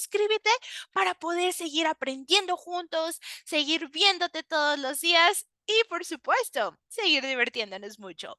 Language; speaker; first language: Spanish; native; Spanish